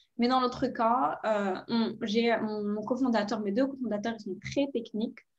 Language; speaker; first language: French; non-native, local second language; Arabic